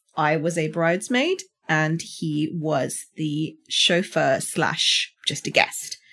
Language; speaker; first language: English; native; English